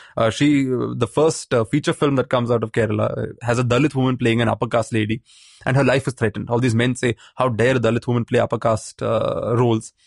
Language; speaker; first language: English; non-native, local second language; Malayalam